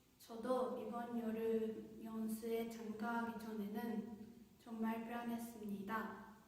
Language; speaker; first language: Korean; non-native, learner; Japanese